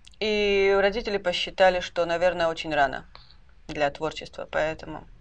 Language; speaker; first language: Russian; native; Russian